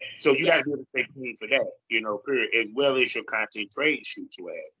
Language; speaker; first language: English; native; English